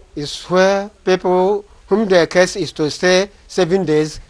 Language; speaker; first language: English; non-native, local second language; Igbo